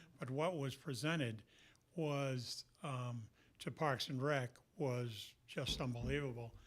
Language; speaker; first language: English; native; English